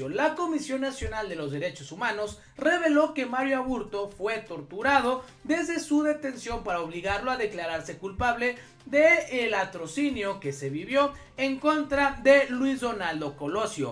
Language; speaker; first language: Spanish; native; Spanish